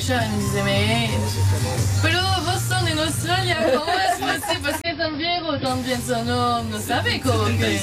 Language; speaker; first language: Spanish; non-native, learner; French